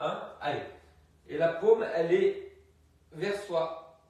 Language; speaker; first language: French; native; French